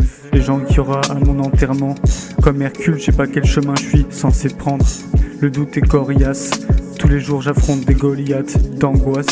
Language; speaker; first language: French; native; French